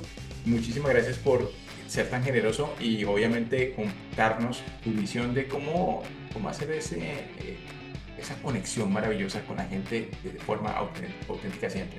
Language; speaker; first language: Spanish; native; Spanish